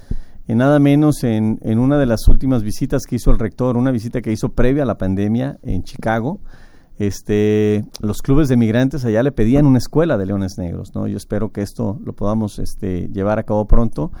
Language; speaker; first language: Spanish; native; Spanish